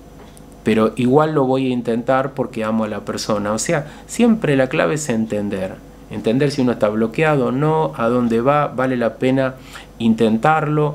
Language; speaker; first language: Spanish; native; Spanish